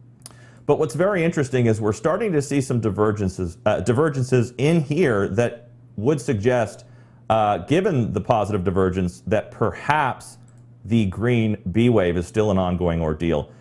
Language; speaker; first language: English; native; English